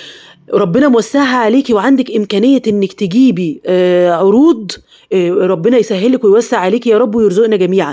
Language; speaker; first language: Arabic; native; Arabic